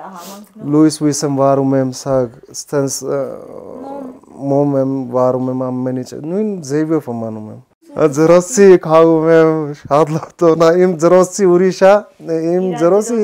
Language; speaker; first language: Armenian; non-native, learner; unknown